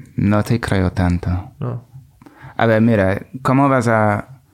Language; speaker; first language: Spanish; non-native, fluent; English